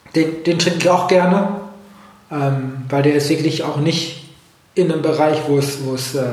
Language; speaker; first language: German; native; German